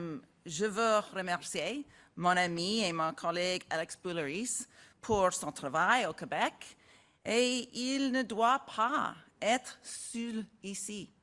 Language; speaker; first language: French; non-native, learner; English